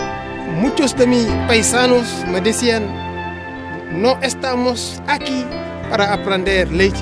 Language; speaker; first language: Spanish; non-native, fluent; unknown